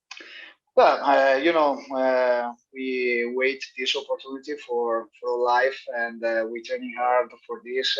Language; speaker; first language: English; non-native, learner; Italian